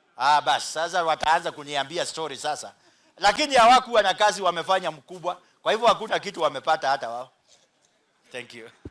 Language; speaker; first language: Swahili; native; Swahili